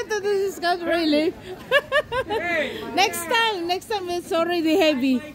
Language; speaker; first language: English; non-native, learner; Filipino